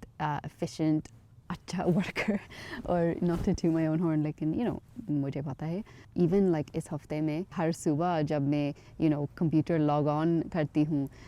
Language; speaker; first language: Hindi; non-native, learner; English